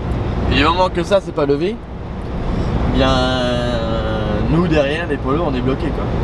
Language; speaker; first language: French; native; French